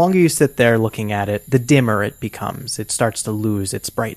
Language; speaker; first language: English; native; English